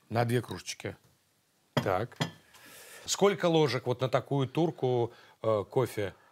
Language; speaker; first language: Russian; native; Russian